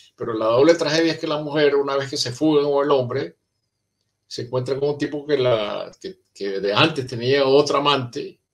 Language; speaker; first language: Spanish; native; Spanish